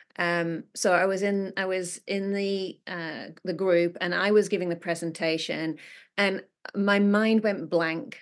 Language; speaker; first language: English; native; English